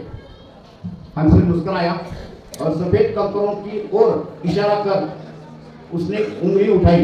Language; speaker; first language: Hindi; non-native, local second language; Marathi